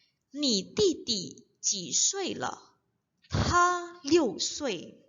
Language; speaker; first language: Chinese; non-native, fluent; Indonesian